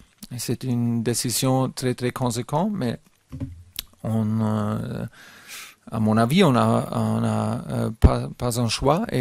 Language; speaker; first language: French; non-native, fluent; German